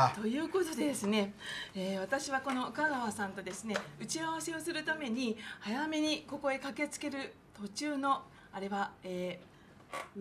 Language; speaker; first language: Japanese; native; Japanese